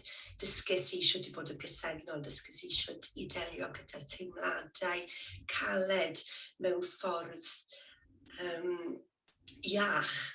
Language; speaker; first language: Welsh; native; Welsh